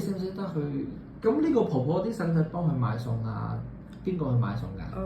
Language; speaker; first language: Cantonese; native; Cantonese